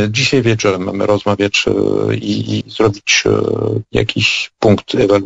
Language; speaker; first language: Polish; non-native, fluent; French